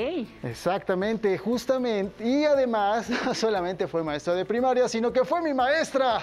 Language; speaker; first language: Spanish; native; Spanish